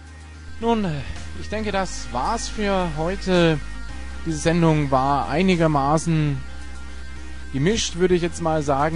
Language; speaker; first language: German; native; German